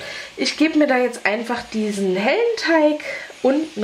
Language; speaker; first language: German; native; German